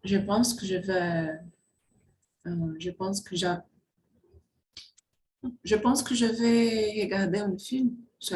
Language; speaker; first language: French; non-native, learner; Portuguese